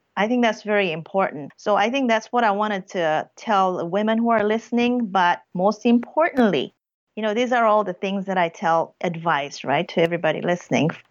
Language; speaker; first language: English; early bilingual, other home language; Korean